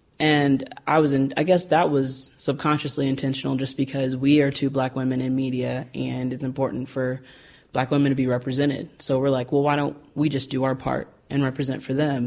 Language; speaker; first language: English; native; English